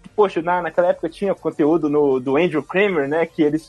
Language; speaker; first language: Portuguese; native; Portuguese